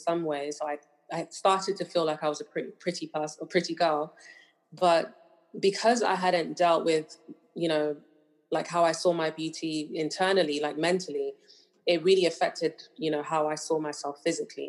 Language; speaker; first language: English; native; English